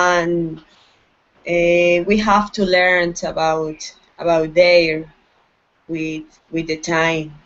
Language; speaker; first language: English; non-native, learner; Spanish